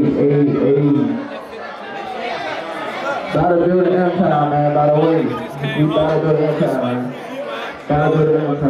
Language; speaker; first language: English; native; English